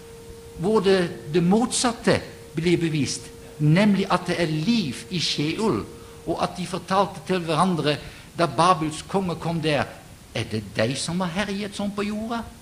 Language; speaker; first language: Norwegian; non-native, fluent; Dutch